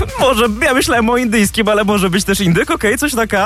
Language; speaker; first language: Polish; native; Polish